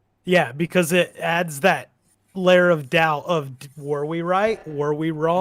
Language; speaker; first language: English; native; English